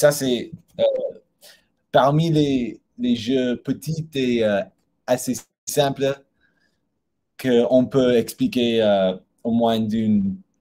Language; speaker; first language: French; non-native, learner; English